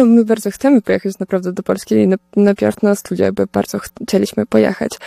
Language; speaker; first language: Polish; early bilingual, heritage; Russian